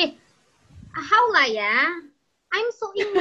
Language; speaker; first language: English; non-native, learner; Indonesian